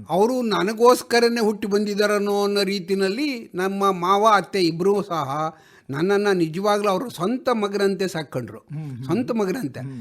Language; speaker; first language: Kannada; native; Kannada